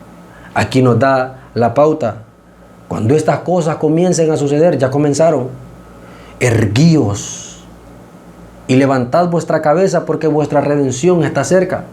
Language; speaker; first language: Spanish; native; Spanish